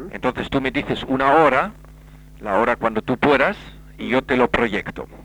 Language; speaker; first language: Spanish; native; Spanish